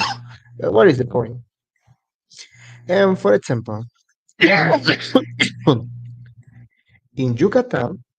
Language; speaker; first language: English; non-native, learner; Spanish